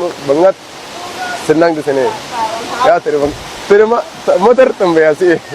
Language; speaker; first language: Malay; non-native, learner; Arabic